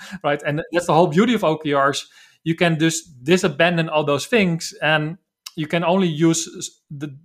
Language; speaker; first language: English; non-native, fluent; Dutch